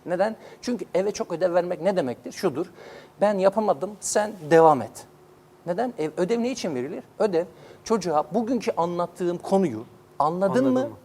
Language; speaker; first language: Turkish; native; Turkish